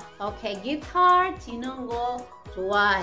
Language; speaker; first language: Korean; non-native, learner; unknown